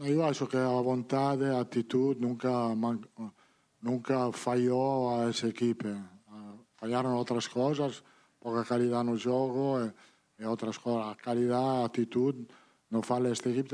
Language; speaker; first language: Portuguese; non-native, learner; Italian